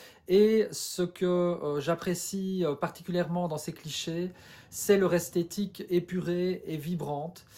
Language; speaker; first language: French; native; French